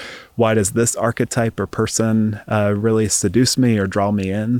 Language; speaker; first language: English; native; English